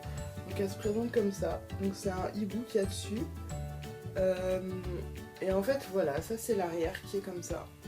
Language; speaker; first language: French; native; French